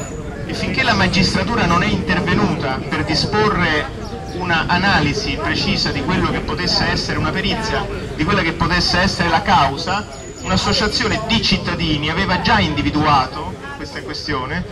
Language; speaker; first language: Italian; native; Italian